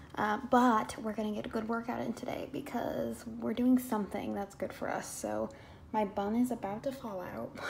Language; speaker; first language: English; native; English